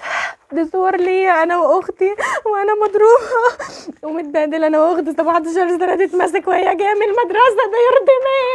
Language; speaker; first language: Arabic; native; Arabic